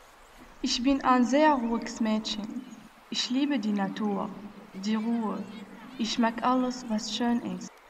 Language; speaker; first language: German; non-native, learner; Arabic